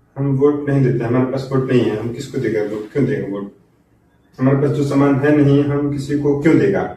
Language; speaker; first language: Hindi; non-native, local second language; Bangla